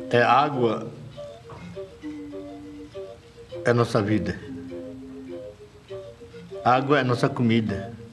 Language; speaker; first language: Portuguese; non-native, local second language; Yanomámi